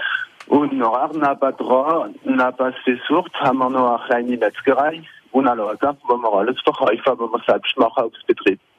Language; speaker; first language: German; non-native, local second language; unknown